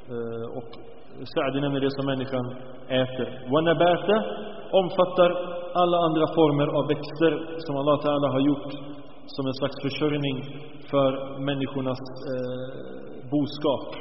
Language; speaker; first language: Swedish; early bilingual, other home language; Arabic